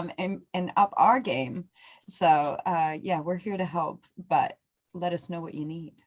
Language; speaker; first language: English; native; English